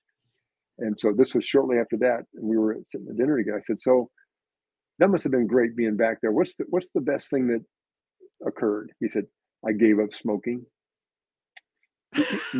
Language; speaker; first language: English; native; English